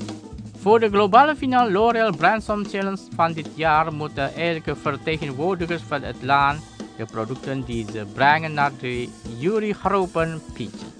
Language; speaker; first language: Dutch; non-native, learner; Indonesian